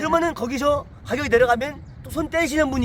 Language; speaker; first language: Korean; native; Korean